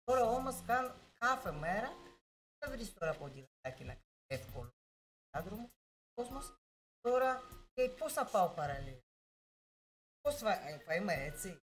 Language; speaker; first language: Greek; non-native, learner; Russian